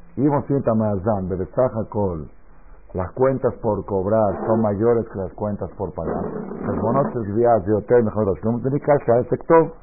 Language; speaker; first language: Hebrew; non-native, fluent; Spanish